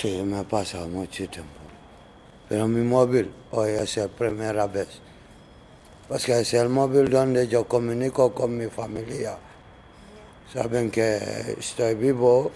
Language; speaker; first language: Spanish; non-native, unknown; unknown